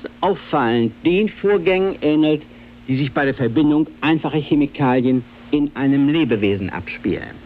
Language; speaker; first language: German; native; German